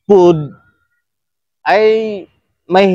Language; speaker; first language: English; non-native, learner; Filipino